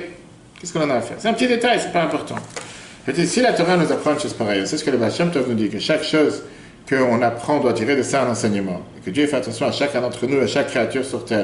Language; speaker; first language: French; native; French